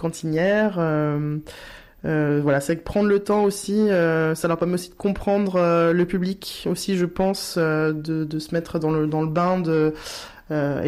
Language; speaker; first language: French; native; French